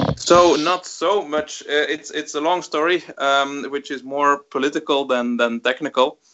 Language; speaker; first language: English; non-native, fluent; Dutch